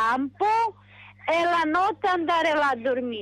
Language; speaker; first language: Italian; non-native, local second language; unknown